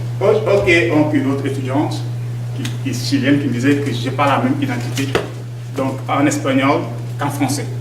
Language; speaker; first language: French; non-native, local second language; Wolof